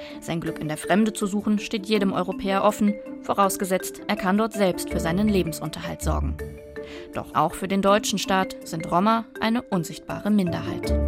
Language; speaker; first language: German; native; German